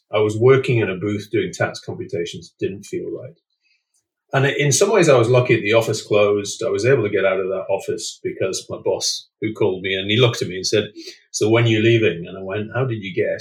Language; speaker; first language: English; native; English